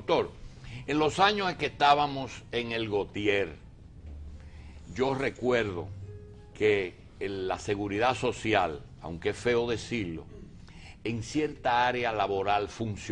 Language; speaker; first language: Spanish; native; Spanish